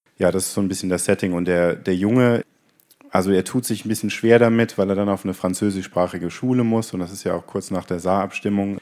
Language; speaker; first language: German; native; German